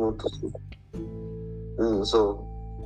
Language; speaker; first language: Japanese; non-native, learner; Arabic